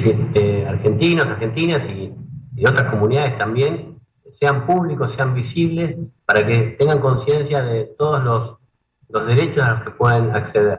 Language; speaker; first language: Spanish; native; Spanish